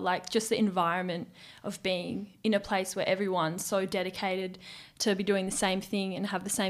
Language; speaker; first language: English; native; English